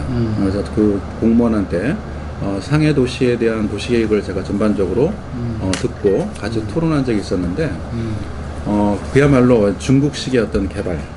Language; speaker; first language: Korean; native; Korean